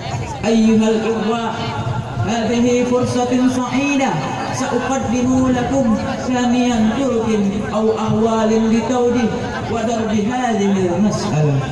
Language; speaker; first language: Arabic; non-native, learner; Indonesian